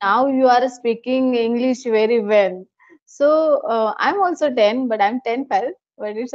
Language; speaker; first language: English; non-native, learner; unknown